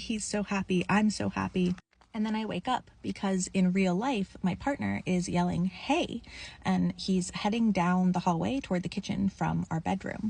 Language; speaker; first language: English; native; English